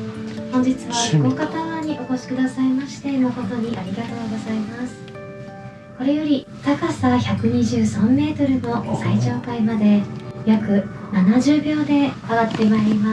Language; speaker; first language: Japanese; native; Japanese